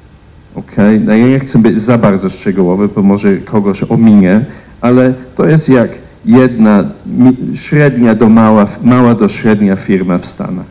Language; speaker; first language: Polish; non-native, fluent; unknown